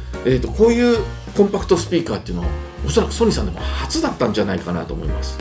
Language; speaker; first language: Japanese; native; Japanese